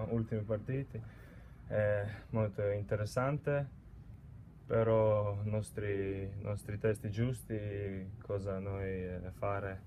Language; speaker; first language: Italian; non-native, learner; Latvian